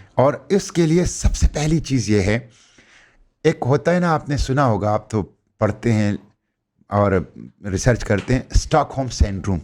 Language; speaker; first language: Urdu; non-native, local second language; Pashto